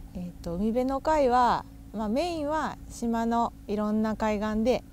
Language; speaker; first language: Japanese; native; Japanese